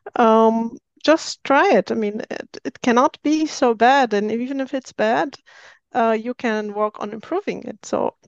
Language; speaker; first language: English; non-native, fluent; Arabic